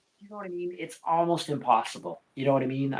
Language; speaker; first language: English; native; English